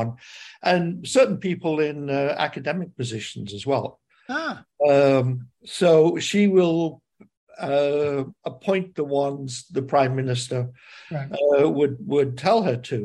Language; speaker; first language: English; native; English